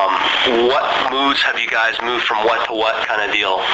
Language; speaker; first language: English; native; English